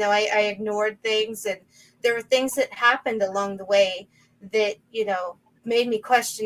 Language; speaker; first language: English; native; English